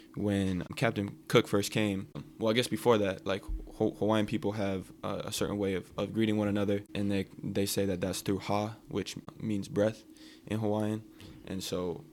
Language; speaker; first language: English; native; English